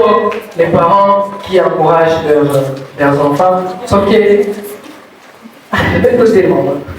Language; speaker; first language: French; non-native, local second language; Swahili